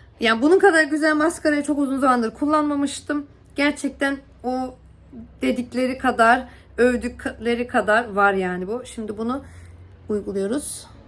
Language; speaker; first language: Turkish; early bilingual, heritage; Turkish